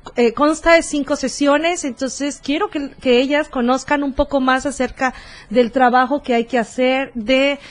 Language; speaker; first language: Spanish; native; Spanish